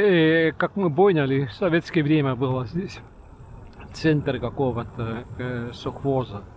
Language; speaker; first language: Russian; non-native, learner; Estonian